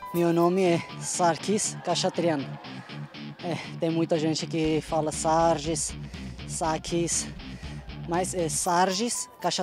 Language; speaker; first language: Portuguese; non-native, learner; Armenian